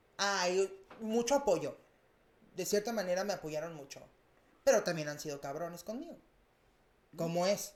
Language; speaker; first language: Spanish; native; Spanish